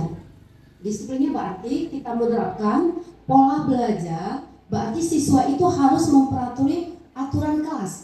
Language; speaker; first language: Indonesian; native; Indonesian